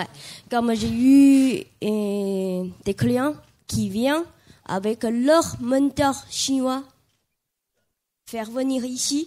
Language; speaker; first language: French; non-native, learner; Chinese